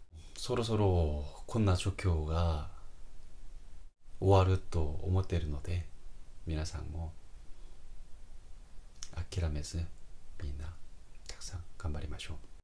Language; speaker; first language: Japanese; non-native, fluent; Korean